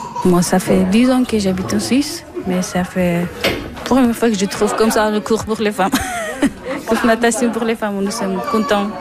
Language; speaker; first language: French; non-native, learner; Persian